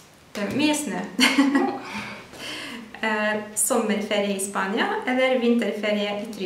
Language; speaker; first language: Norwegian; non-native, fluent; Polish